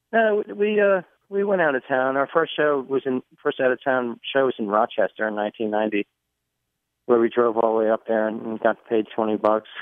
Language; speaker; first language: English; native; English